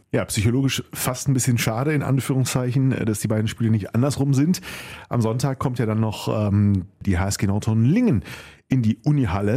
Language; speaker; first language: German; native; German